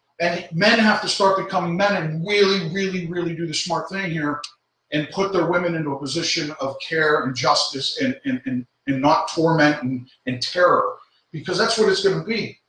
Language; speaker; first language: English; native; English